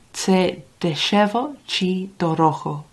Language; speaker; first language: Ukrainian; non-native, learner; English